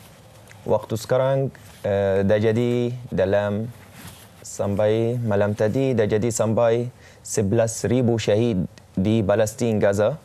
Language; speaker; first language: Indonesian; non-native, fluent; Arabic